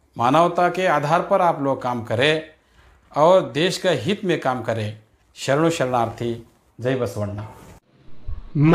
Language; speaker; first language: Hindi; non-native, local second language; Kannada